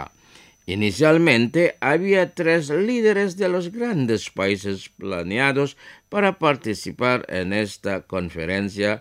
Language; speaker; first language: Spanish; non-native, fluent; Indonesian